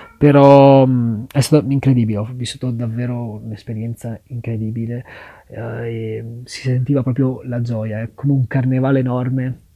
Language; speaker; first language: Italian; native; Italian